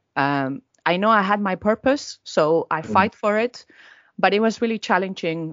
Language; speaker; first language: English; non-native, fluent; Spanish